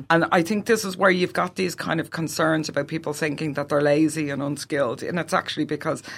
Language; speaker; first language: English; native; English